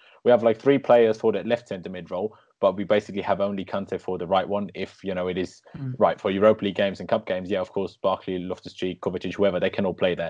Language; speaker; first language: English; native; English